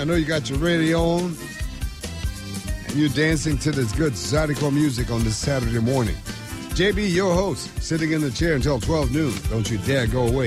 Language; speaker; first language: English; early bilingual, other home language; French